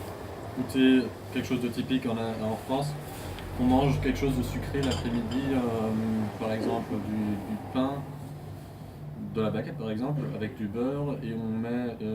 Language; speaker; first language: French; non-native, fluent; German